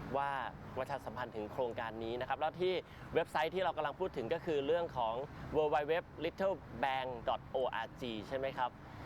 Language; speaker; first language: Thai; native; Thai